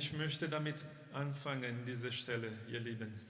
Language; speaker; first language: German; non-native, fluent; Portuguese